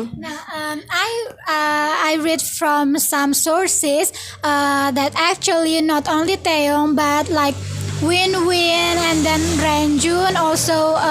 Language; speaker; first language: English; non-native, learner; Indonesian